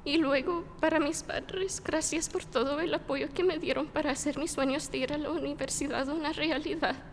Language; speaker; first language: Spanish; early bilingual, other home language; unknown